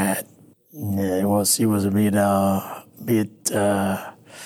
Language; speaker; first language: English; non-native, fluent; Spanish